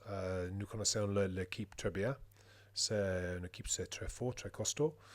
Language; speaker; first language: French; non-native, learner; English